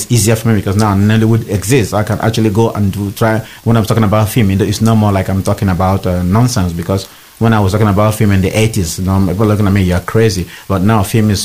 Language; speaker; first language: English; non-native, local second language; Igbo